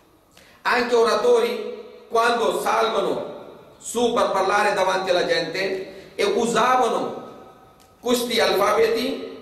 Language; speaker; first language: Italian; non-native, fluent; Urdu